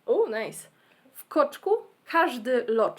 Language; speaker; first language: Polish; native; Polish